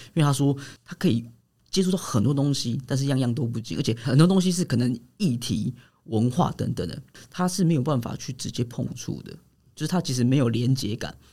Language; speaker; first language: Chinese; native; Chinese